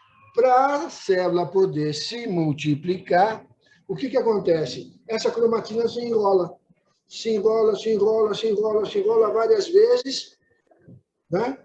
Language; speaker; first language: Portuguese; native; Portuguese